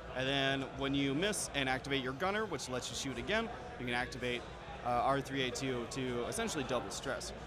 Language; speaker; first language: English; native; English